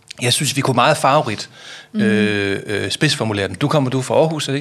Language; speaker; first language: Danish; native; Danish